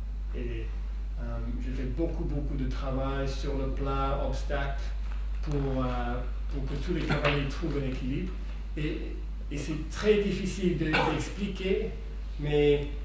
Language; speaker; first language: French; non-native, fluent; English